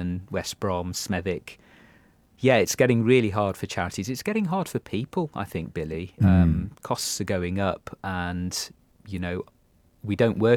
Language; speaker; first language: English; native; English